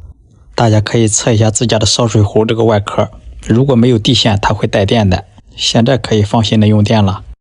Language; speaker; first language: Chinese; native; Chinese